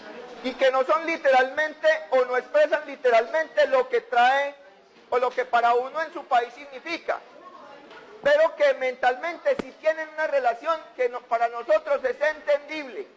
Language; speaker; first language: Spanish; native; Spanish